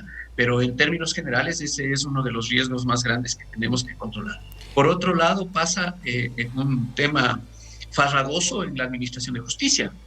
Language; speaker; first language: Spanish; native; Spanish